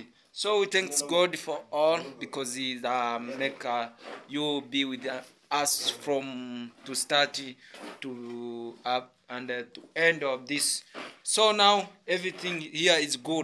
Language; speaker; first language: English; non-native, learner; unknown